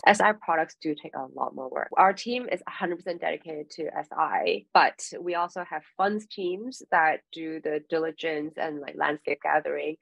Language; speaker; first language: English; non-native, local second language; Cantonese